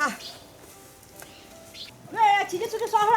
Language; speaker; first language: Chinese; native; Chinese